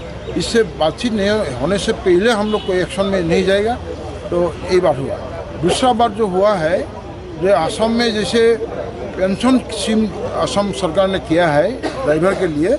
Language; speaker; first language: Hindi; non-native, local second language; Assamese